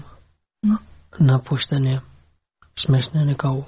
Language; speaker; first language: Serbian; non-native, learner; Pashto